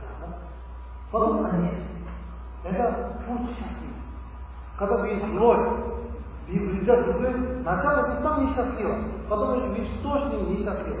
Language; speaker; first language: Russian; non-native, learner; Tibetan